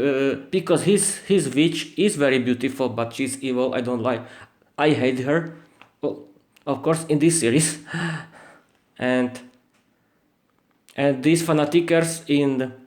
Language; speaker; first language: English; non-native, learner; Slovak